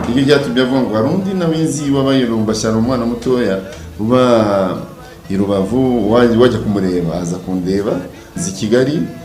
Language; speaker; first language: Kinyarwanda; early bilingual, heritage; Kinyarwanda